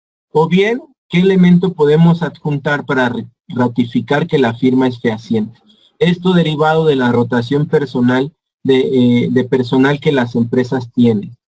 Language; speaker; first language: Spanish; native; Spanish